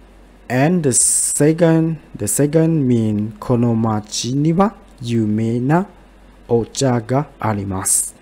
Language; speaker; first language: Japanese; non-native, fluent; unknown